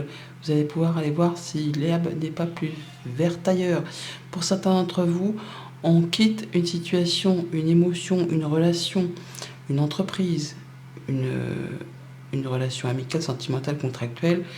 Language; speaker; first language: French; native; French